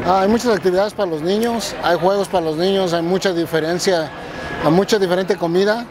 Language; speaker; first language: Spanish; early bilingual, heritage; Spanish